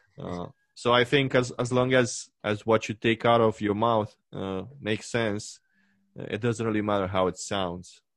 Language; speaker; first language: English; non-native, fluent; Romanian